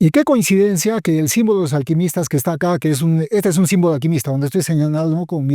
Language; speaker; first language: Spanish; native; Spanish